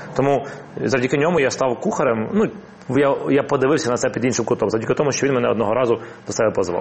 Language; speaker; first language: Ukrainian; non-native, local second language; Russian